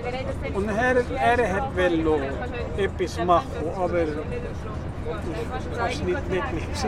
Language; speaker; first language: German; early bilingual, heritage; Spanish